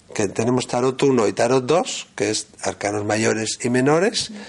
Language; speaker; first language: Spanish; native; Spanish